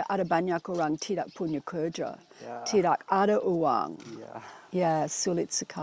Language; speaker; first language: Indonesian; non-native, learner; English